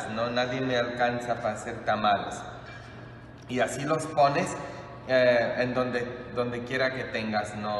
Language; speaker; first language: Spanish; non-native, fluent; English